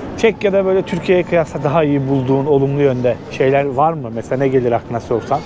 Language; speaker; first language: Turkish; native; Turkish